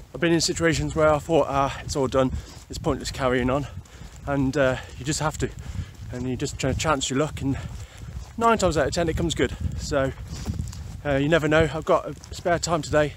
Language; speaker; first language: English; native; English